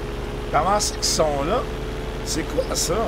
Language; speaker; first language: French; native; French